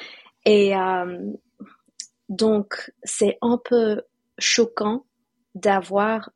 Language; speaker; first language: French; non-native, fluent; English